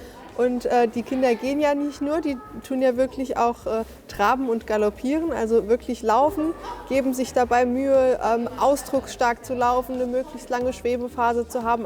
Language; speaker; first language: German; native; German